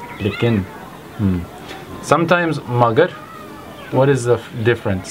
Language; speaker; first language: English; native; English